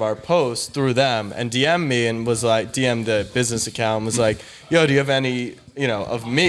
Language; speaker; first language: English; native; English